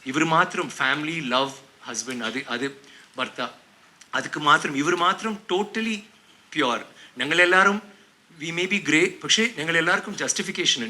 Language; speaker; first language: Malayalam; non-native, learner; Tamil